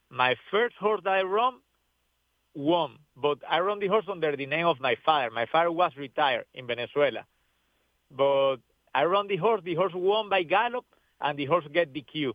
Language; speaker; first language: English; non-native, learner; Spanish